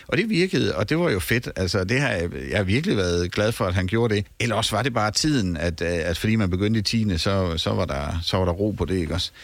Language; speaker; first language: Danish; native; Danish